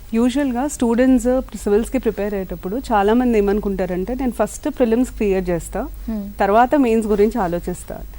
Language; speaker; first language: Telugu; native; Telugu